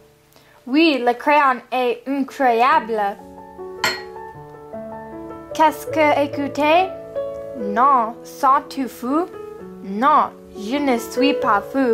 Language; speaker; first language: French; non-native, learner; English